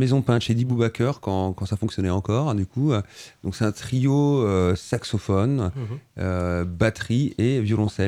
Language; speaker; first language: French; native; French